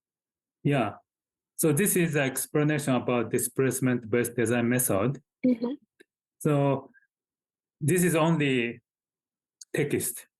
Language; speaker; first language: English; non-native, fluent; Japanese